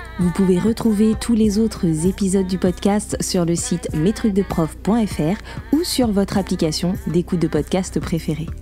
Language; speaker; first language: French; native; French